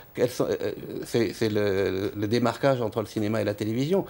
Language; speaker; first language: French; native; French